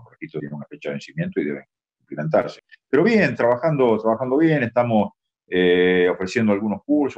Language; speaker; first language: Spanish; native; Spanish